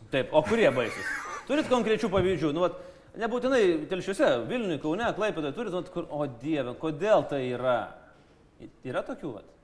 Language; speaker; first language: Lithuanian; native; Lithuanian